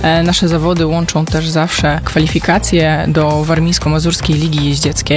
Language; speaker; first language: Polish; native; Polish